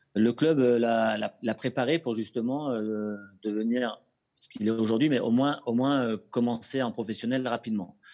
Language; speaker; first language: French; native; French